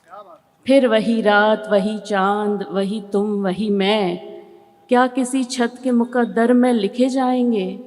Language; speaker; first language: Hindi; native; Hindi